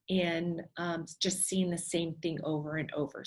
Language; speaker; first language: English; native; English